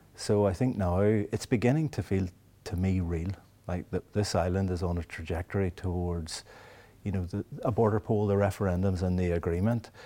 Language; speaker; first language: English; native; English